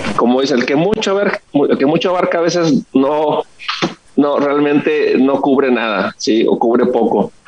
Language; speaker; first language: Spanish; native; Spanish